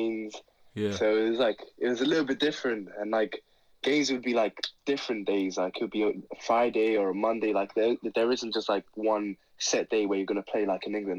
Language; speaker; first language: English; native; English